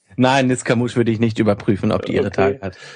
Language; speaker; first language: German; native; German